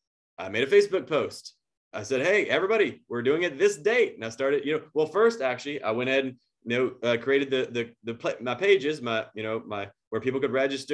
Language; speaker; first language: English; native; English